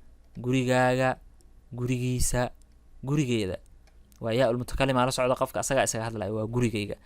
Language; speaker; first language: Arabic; non-native, local second language; Somali